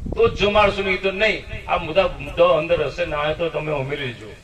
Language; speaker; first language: Gujarati; non-native, local second language; Rathawi